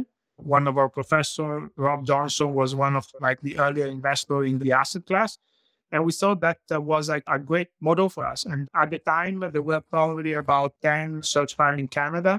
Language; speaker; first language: English; non-native, fluent; Italian